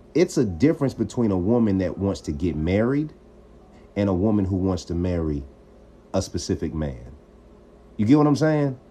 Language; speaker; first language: English; native; English